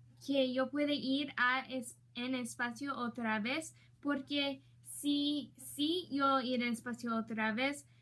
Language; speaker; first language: Spanish; non-native, learner; English